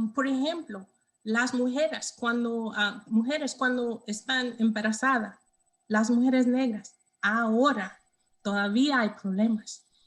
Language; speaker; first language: Spanish; non-native, learner; English